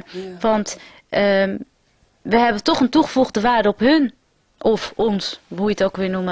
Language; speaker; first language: Dutch; early bilingual, other home language; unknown